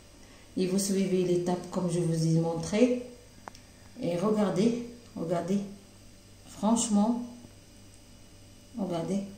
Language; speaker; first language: French; non-native, local second language; Arabic